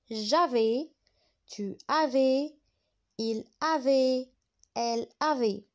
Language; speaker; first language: French; non-native, fluent; Arabic